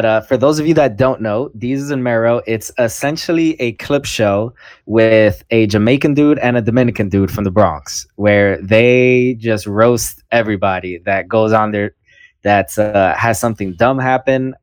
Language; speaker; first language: English; native; English